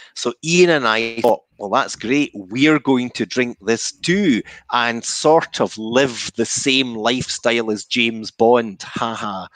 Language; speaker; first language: English; native; English